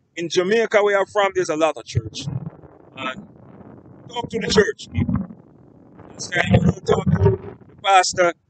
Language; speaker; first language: English; native; English